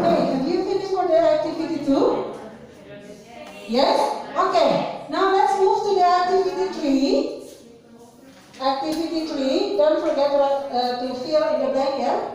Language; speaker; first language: English; non-native, fluent; Indonesian